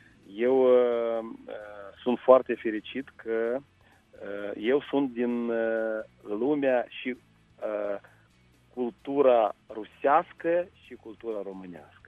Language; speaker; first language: Romanian; non-native, local second language; Russian